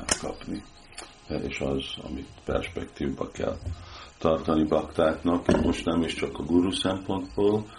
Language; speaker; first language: Hungarian; early bilingual, heritage; Hungarian